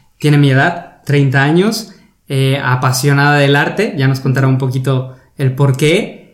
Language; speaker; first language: Spanish; native; Spanish